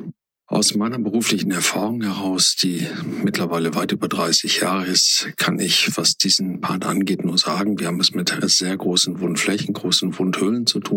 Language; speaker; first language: German; native; German